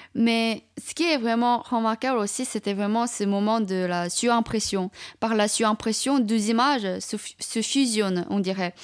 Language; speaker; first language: French; non-native, fluent; Chinese